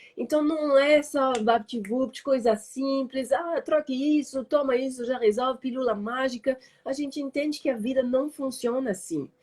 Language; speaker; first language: Portuguese; non-native, fluent; French